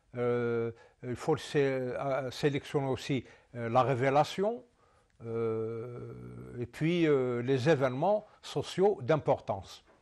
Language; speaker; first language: French; non-native, local second language; Arabic